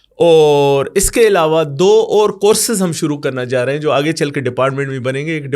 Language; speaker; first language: Urdu; non-native, local second language; Sindhi